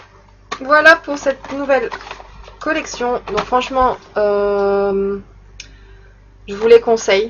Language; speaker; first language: French; native; French